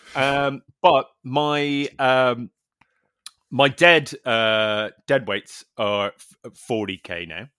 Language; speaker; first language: English; native; English